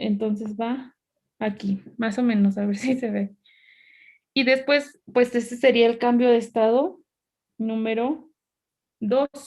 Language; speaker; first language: Spanish; native; Spanish